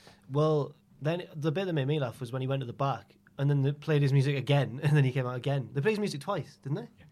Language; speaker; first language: English; native; English